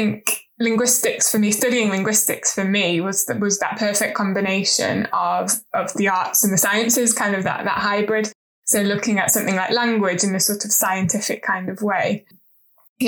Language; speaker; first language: English; native; English